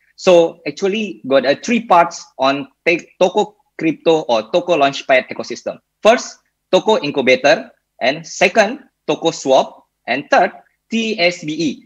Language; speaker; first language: English; non-native, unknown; Indonesian